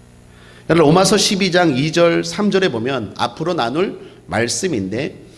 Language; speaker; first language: Korean; native; Korean